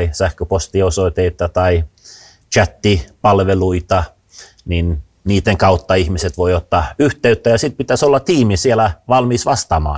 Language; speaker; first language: Finnish; early bilingual, heritage; Finnish